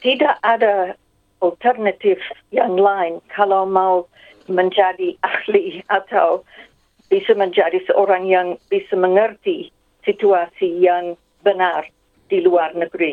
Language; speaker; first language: Indonesian; non-native, fluent; English